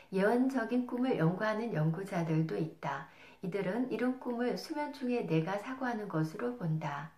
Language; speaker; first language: Korean; native; Korean